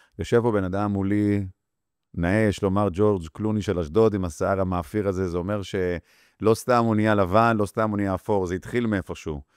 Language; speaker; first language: Hebrew; native; Hebrew